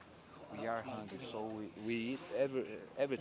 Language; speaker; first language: English; non-native, learner; Portuguese